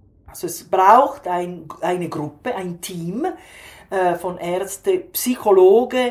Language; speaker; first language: German; non-native, fluent; Italian